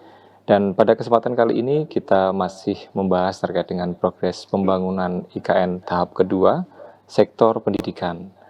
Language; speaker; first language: Indonesian; native; Indonesian